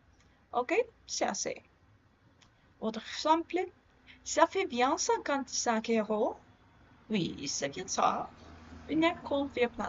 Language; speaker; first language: French; non-native, learner; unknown